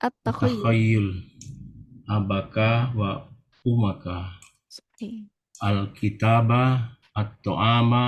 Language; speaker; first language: Arabic; non-native, learner; Indonesian